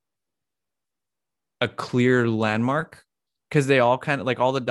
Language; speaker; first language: English; native; English